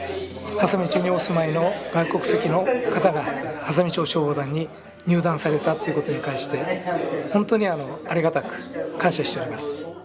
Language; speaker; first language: Japanese; native; Japanese